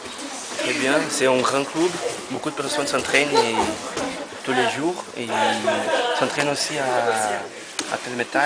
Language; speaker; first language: French; non-native, learner; Portuguese